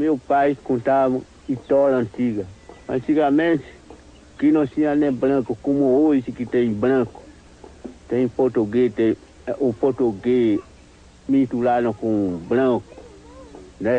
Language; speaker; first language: Portuguese; non-native, local second language; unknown